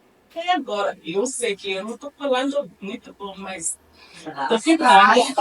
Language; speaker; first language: Portuguese; non-native, learner; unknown